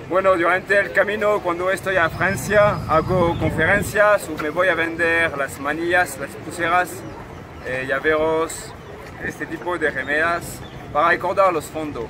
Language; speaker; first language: Spanish; non-native, fluent; French